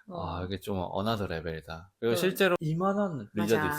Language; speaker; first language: Korean; native; Korean